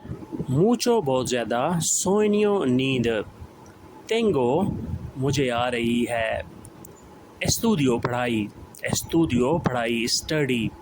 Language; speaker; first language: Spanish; non-native, learner; Urdu